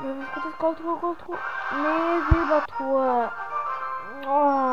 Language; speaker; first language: German; early bilingual, other home language; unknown